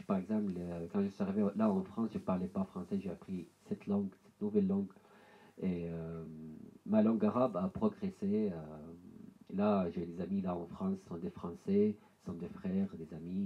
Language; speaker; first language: French; non-native, learner; Arabic